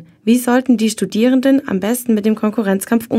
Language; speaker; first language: German; native; German